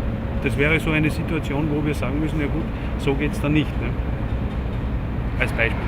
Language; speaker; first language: German; native; German